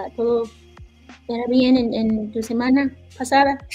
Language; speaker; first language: Spanish; non-native, learner; English